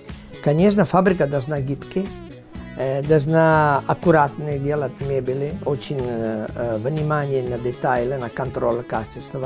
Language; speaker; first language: Russian; non-native, learner; Italian